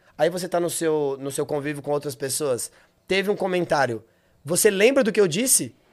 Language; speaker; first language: Portuguese; native; Portuguese